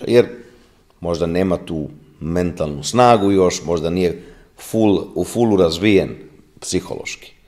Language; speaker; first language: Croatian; non-native, fluent; Italian